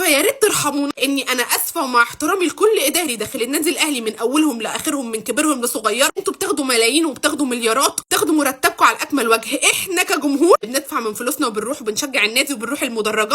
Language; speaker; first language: Arabic; native; Arabic